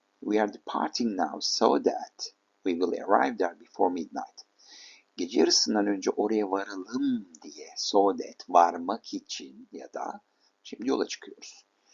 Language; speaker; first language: English; non-native, fluent; Turkish